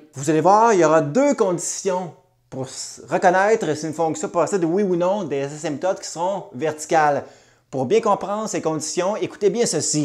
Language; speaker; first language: French; native; French